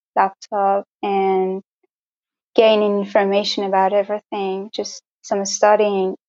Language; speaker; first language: English; non-native, fluent; Persian